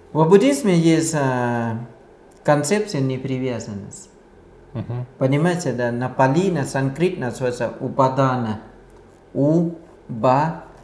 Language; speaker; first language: Russian; non-native, fluent; Thai